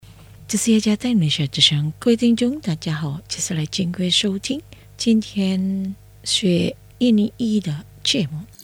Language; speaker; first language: Chinese; non-native, fluent; Indonesian